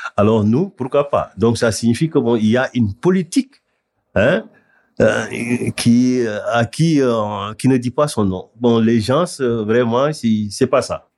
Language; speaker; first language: French; non-native, local second language; Wolof